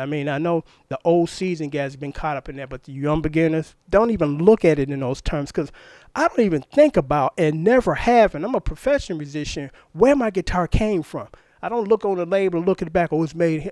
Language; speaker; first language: English; native; English